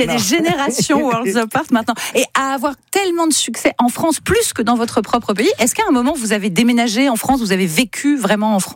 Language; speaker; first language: French; native; French